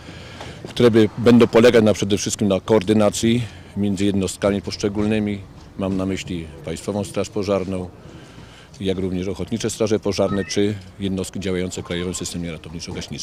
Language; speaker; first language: Polish; native; Polish